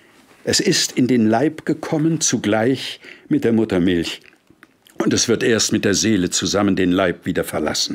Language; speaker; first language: German; native; German